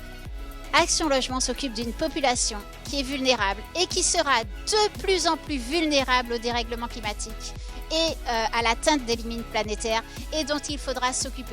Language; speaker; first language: French; native; French